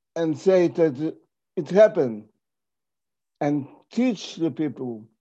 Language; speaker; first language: English; non-native, fluent; Polish